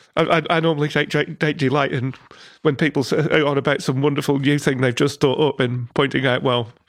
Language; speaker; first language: English; native; English